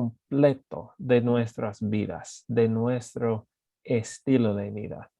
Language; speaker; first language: Spanish; non-native, fluent; English